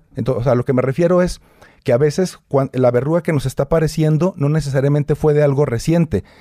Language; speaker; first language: Spanish; native; Spanish